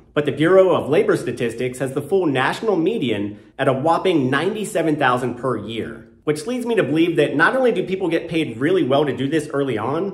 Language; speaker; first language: English; native; English